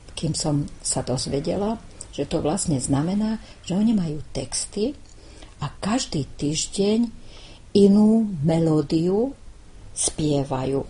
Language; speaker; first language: Slovak; non-native, local second language; Hungarian